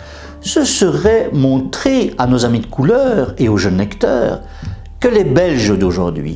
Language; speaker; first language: French; native; French